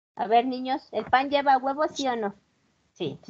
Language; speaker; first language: Spanish; native; Spanish